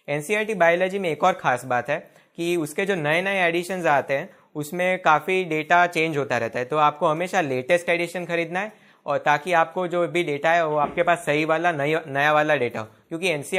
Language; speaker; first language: Hindi; non-native, local second language; Gujarati